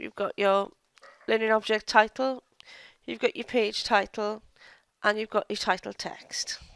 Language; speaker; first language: English; native; English